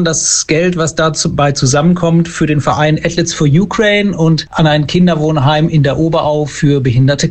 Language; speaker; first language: German; native; German